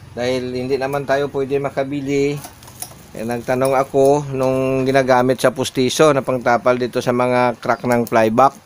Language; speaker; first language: Filipino; non-native, local second language; Hiligaynon